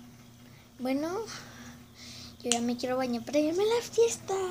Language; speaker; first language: Spanish; native; Spanish